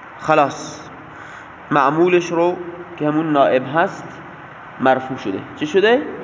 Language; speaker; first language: Persian; non-native, local second language; Baluchi